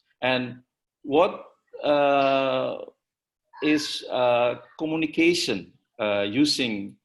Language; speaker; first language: English; non-native, learner; Indonesian